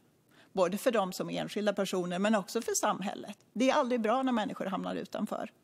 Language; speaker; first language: Swedish; native; Swedish